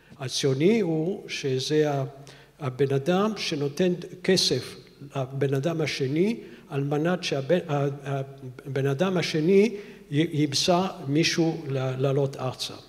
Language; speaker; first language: Hebrew; non-native, fluent; French